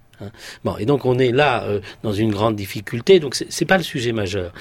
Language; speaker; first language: French; native; French